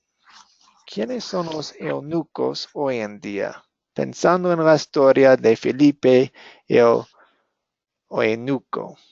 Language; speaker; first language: Spanish; non-native, fluent; English